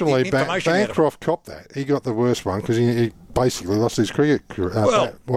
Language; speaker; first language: English; native; English